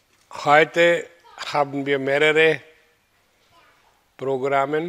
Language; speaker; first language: German; non-native, learner; Hindi